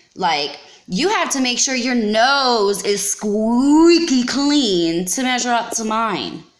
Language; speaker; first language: English; native; English